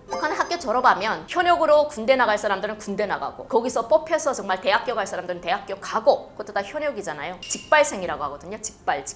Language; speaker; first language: Korean; native; Korean